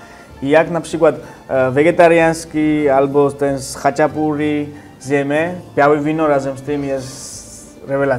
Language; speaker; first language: Polish; non-native, learner; Georgian